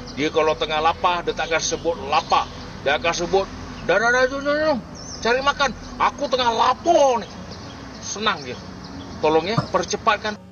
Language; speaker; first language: Malay; native; Malay